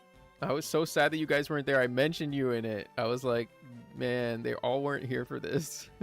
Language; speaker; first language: English; native; English